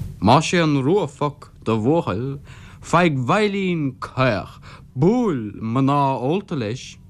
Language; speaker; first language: Irish; non-native, local second language; English